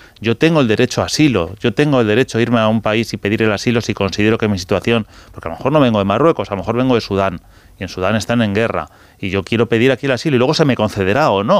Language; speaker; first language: Spanish; native; Spanish